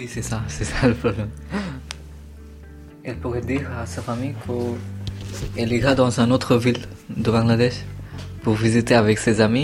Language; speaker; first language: French; non-native, fluent; Bangla